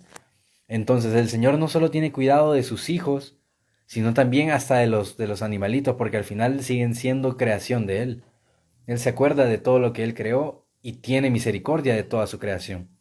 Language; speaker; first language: Spanish; native; Spanish